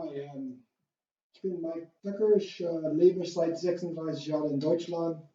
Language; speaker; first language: German; non-native, fluent; English